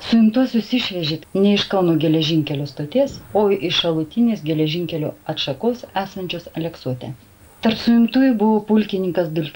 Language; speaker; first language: Lithuanian; native; Lithuanian